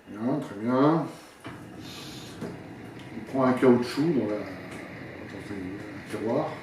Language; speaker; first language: French; native; French